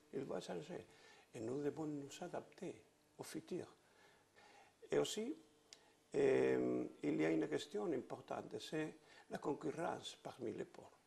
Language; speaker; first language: French; non-native, fluent; Spanish